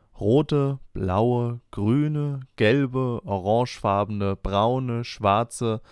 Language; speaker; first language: German; native; German